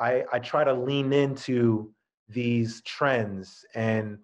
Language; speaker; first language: English; native; English